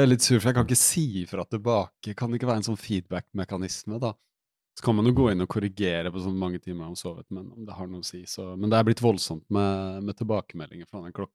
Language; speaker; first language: Norwegian; native; Norwegian